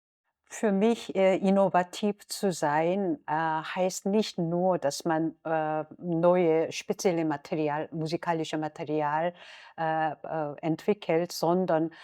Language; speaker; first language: German; non-native, fluent; Korean